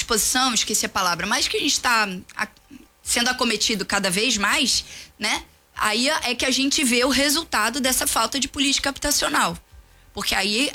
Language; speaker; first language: Portuguese; native; Portuguese